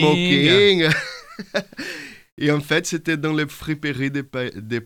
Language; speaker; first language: French; non-native, fluent; Portuguese